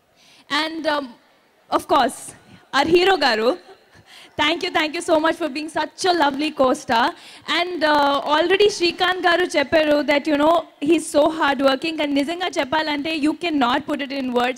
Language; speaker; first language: Telugu; non-native, fluent; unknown